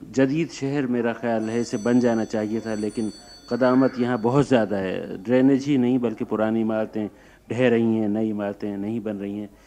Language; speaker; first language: Urdu; native; Urdu